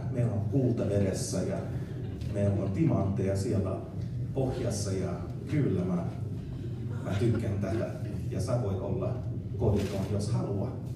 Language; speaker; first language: Finnish; non-native, learner; English